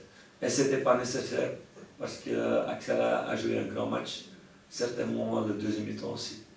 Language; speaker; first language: French; non-native, local second language; Dutch